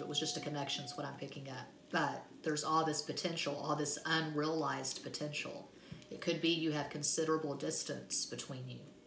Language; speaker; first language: English; native; English